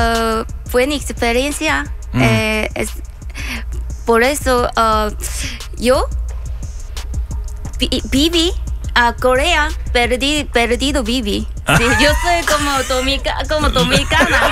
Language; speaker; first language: Spanish; non-native, learner; Korean